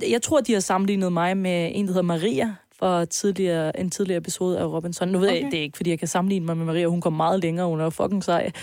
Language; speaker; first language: Danish; early bilingual, other home language; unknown